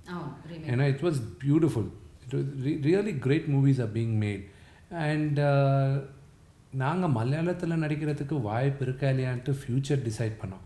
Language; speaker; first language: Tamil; non-native, local second language; Telugu